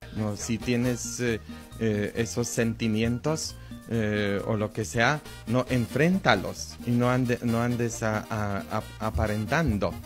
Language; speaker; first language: Spanish; non-native, fluent; Polish